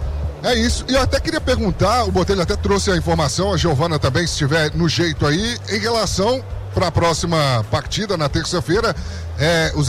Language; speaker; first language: Portuguese; native; Portuguese